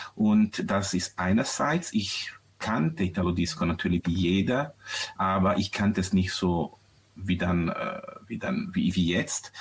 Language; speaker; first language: German; non-native, fluent; Italian